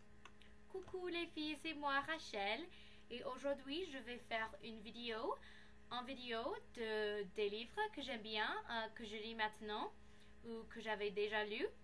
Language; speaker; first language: French; non-native, learner; English